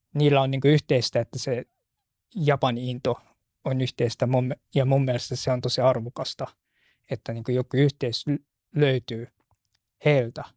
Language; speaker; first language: Finnish; non-native, fluent; Japanese